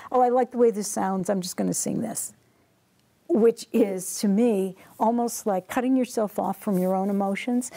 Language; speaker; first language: English; native; English